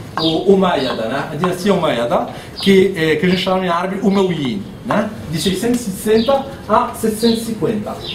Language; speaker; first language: Portuguese; non-native, fluent; Arabic